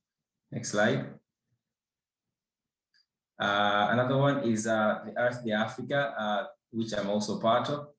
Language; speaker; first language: English; non-native, local second language; Swahili